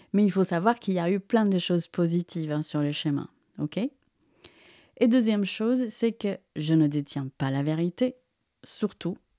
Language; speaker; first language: French; non-native, fluent; Spanish